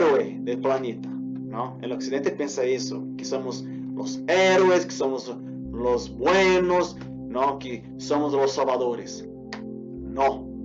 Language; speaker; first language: Portuguese; non-native, fluent; Spanish